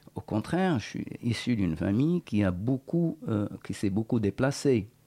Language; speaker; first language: French; non-native, local second language; Berber languages